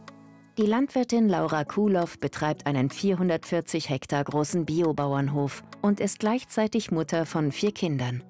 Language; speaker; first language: German; native; German